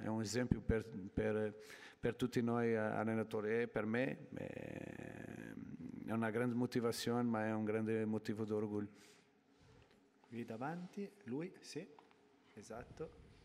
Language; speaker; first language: Italian; non-native, learner; Portuguese